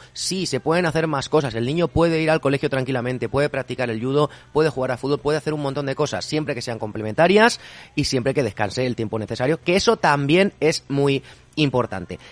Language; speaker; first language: Spanish; native; Spanish